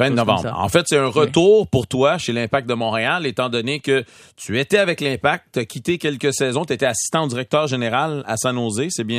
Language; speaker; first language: French; native; French